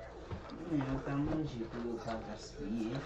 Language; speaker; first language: French; non-native, learner; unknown